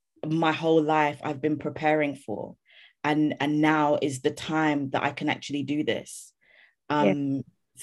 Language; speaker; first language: English; native; English